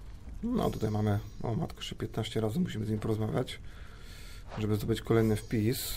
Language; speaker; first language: Polish; native; Polish